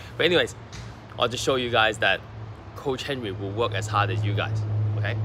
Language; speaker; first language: English; non-native, local second language; Cantonese